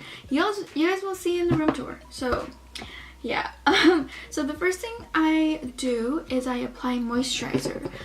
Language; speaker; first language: English; native; English